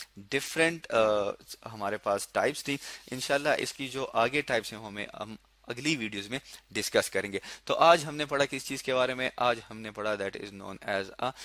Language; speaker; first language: Urdu; native; Urdu